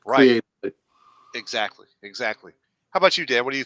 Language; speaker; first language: English; native; English